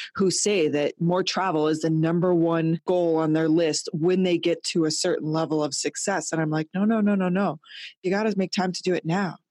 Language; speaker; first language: English; native; English